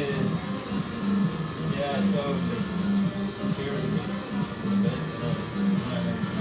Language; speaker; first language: English; non-native, learner; Romanian